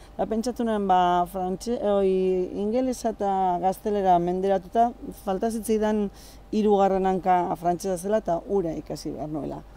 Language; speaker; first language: Basque; native; Basque